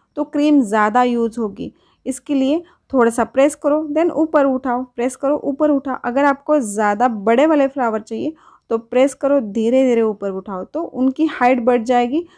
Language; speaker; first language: Hindi; non-native, local second language; Marathi